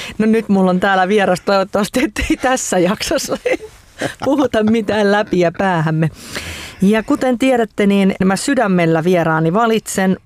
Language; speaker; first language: Finnish; native; Finnish